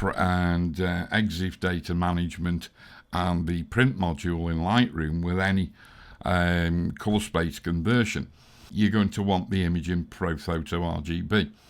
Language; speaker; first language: English; native; English